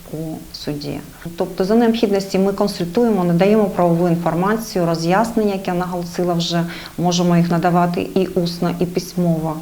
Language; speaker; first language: Ukrainian; native; Ukrainian